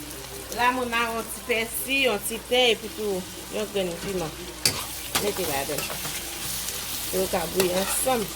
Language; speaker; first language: French; non-native, learner; Haitian Creole